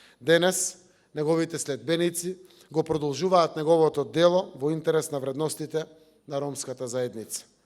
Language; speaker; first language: Macedonian; native; Macedonian